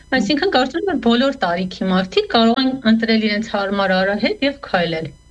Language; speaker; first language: Armenian; native; Armenian